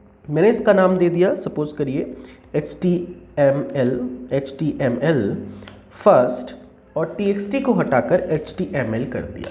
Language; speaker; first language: Hindi; native; Hindi